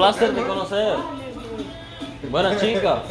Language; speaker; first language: Spanish; non-native, learner; Czech